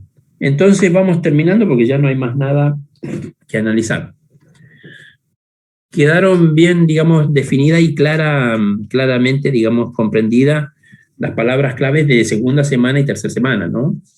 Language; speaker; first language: Spanish; native; Spanish